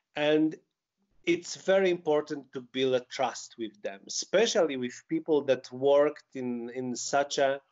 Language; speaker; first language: English; non-native, fluent; Polish